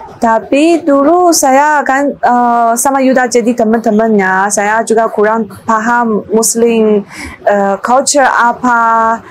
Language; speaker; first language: Indonesian; non-native, learner; Chinese